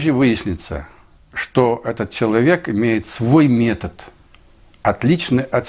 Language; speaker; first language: Russian; native; Russian